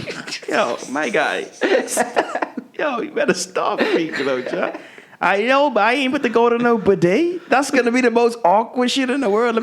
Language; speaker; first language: English; native; English